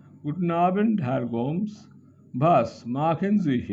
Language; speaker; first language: German; non-native, fluent; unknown